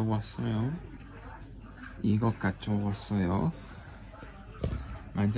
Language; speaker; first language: Korean; non-native, learner; English